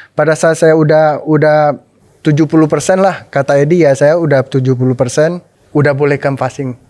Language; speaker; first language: Indonesian; non-native, local second language; Min Nan Chinese